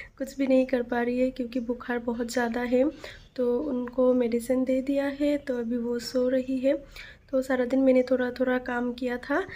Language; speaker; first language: Hindi; non-native, local second language; Assamese